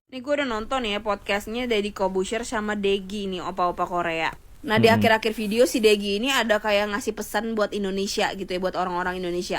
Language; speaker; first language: Indonesian; native; Indonesian